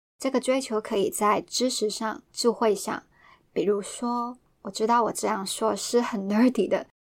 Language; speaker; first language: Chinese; non-native, local second language; Cantonese